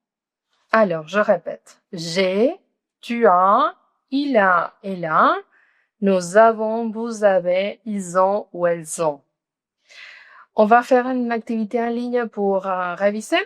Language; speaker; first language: French; non-native, fluent; Spanish